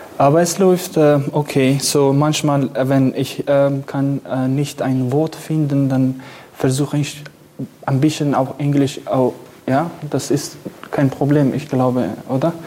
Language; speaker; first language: German; non-native, learner; Kurdish